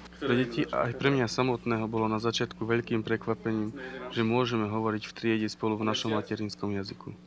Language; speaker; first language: Slovak; non-native, local second language; Romany